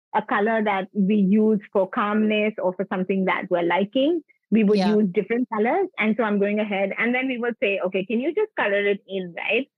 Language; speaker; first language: English; non-native, local second language; Punjabi